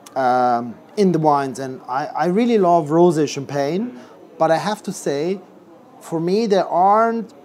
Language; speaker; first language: English; non-native, fluent; Swiss German